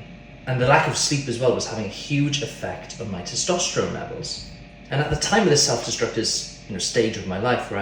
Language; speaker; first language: English; native; English